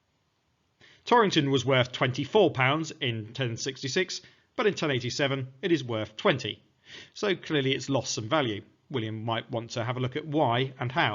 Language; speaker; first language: English; native; English